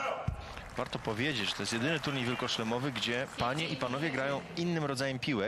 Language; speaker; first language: Polish; native; Polish